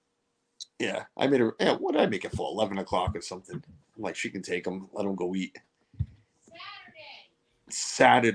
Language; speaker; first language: English; native; English